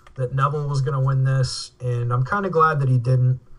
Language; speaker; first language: English; native; English